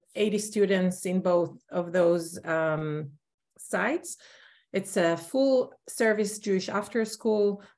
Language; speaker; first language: English; non-native, fluent; Hebrew